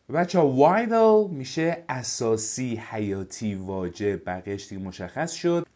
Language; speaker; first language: Persian; native; Persian